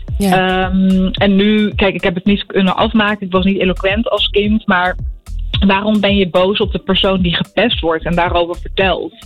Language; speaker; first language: Dutch; early bilingual, other home language; Arabic